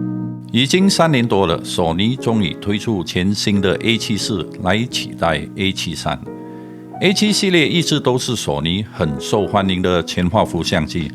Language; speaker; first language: Chinese; native; Chinese